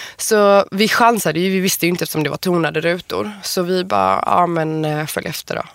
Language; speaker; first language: Swedish; native; Swedish